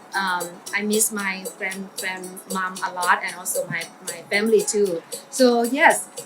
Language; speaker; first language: English; non-native, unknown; Thai